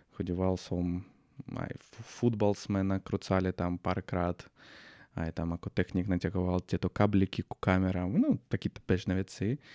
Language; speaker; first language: Slovak; non-native, fluent; Russian